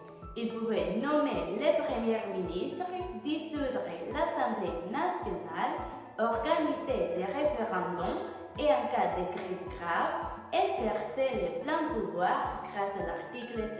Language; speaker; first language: French; non-native, learner; Spanish